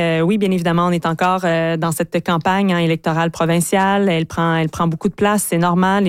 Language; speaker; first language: French; native; French